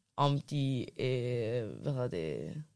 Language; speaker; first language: Danish; early bilingual, other home language; Arabic